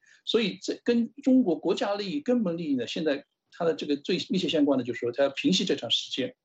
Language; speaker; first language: Chinese; native; Chinese